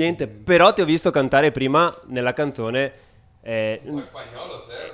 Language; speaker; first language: Italian; native; Italian